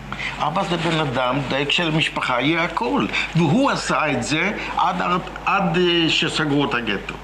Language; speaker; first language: Hebrew; non-native, fluent; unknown